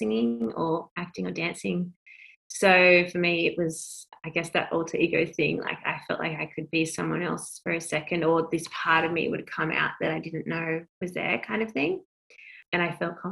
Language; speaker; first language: English; native; English